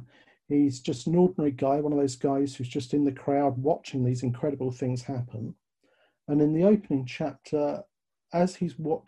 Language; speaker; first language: English; native; English